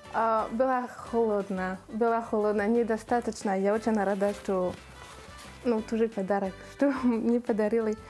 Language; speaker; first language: Russian; non-native, learner; French